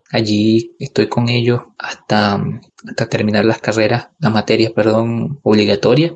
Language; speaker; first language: Spanish; native; Spanish